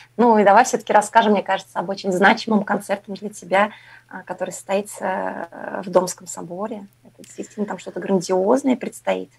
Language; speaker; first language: Russian; native; Russian